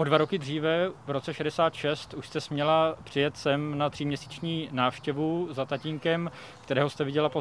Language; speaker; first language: Czech; native; Czech